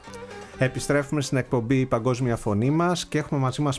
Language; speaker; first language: Greek; native; Greek